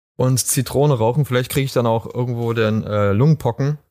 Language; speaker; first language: German; native; German